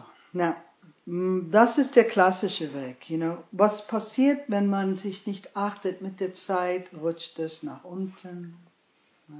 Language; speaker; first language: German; non-native, fluent; English